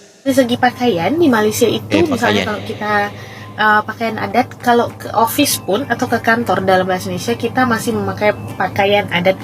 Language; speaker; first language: Indonesian; non-native, local second language; Tamil